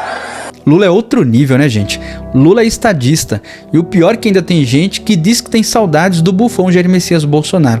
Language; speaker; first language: Portuguese; native; Portuguese